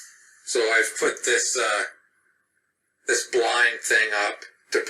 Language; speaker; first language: English; native; English